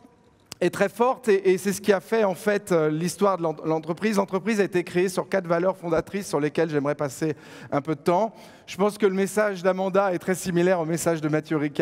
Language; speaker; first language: French; native; French